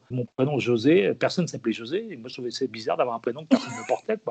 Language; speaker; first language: French; early bilingual, other home language; Spanish